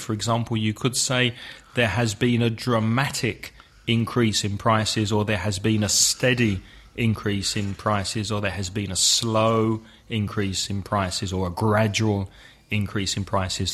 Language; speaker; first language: English; native; English